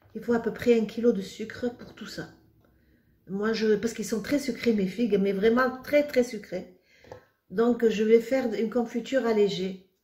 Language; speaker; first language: French; non-native, local second language; Arabic